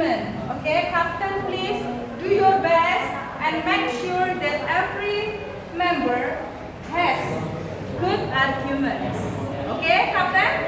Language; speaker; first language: English; non-native, fluent; Indonesian